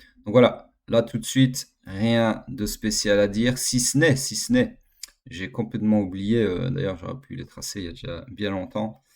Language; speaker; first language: French; native; French